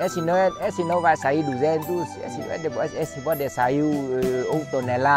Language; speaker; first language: Portuguese; non-native, learner; Vietnamese